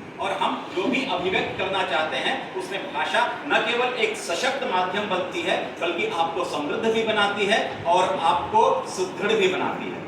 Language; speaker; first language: Hindi; non-native, local second language; Kannada